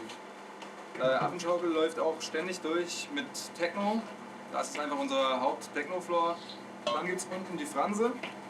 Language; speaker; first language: German; native; German